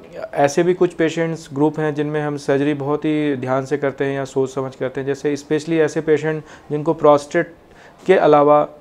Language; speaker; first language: Hindi; native; Hindi